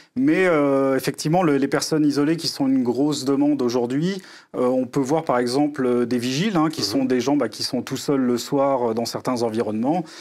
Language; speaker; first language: French; native; French